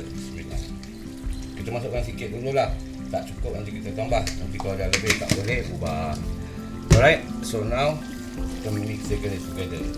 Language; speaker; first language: Malay; native; Malay